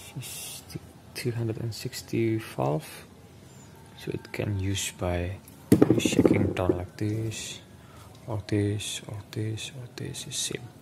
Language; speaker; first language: English; non-native, learner; Indonesian